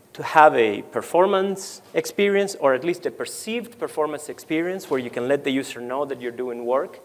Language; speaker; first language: English; non-native, fluent; Spanish